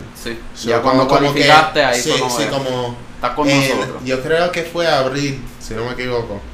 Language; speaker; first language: Spanish; early bilingual, heritage; Spanish